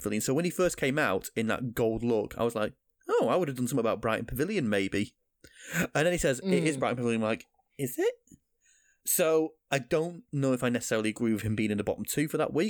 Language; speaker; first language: English; native; English